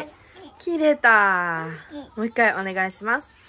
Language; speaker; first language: Japanese; native; Japanese